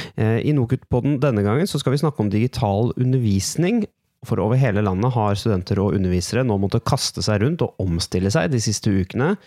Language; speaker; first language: Norwegian; native; Norwegian